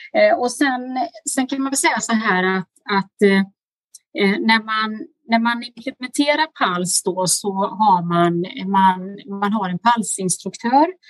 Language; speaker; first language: Swedish; native; Swedish